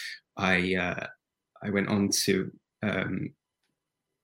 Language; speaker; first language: English; native; English